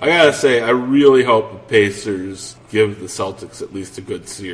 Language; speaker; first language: English; native; English